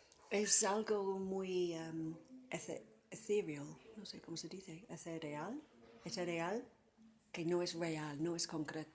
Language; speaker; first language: Spanish; non-native, fluent; English